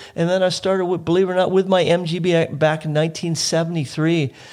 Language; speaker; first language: English; native; English